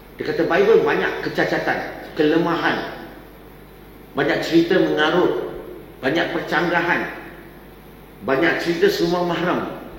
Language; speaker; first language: Malay; non-native, local second language; Chinese